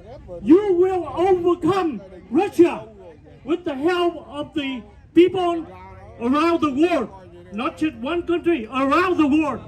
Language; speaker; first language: English; non-native, fluent; Vietnamese